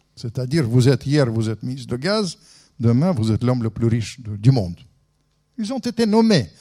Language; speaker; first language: French; non-native, fluent; Russian